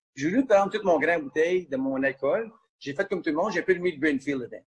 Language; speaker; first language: French; native; French